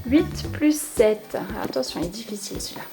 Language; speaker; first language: French; native; French